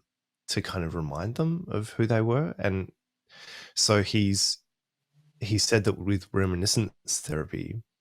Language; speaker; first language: English; native; English